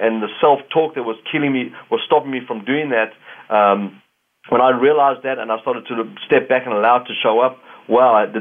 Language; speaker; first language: English; native; English